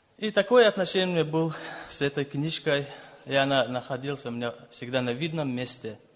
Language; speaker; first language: Russian; non-native, local second language; Lezghian